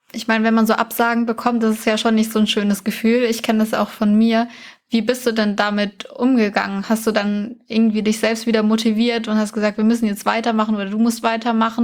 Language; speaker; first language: German; native; German